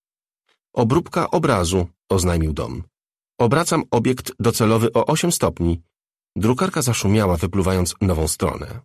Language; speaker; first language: Polish; native; Polish